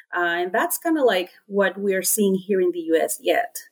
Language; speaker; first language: English; non-native, fluent; Spanish